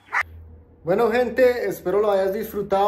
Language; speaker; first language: Spanish; native; Spanish